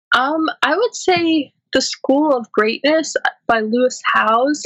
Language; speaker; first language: English; native; English